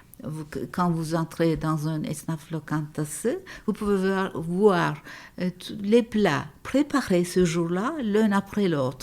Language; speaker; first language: French; non-native, fluent; Turkish